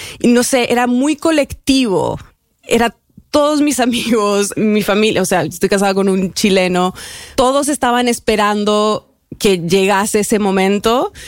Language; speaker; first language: Spanish; native; Spanish